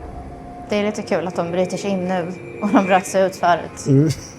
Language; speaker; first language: Swedish; native; Swedish